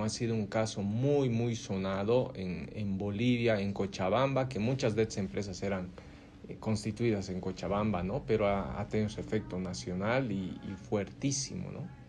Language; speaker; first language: Spanish; native; Spanish